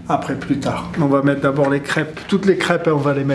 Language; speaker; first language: French; native; French